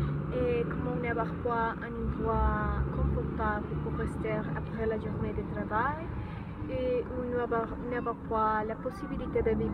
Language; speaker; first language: French; non-native, learner; Spanish